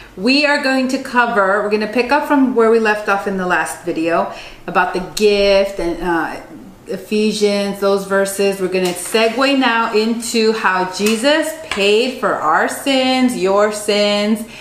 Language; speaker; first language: English; native; English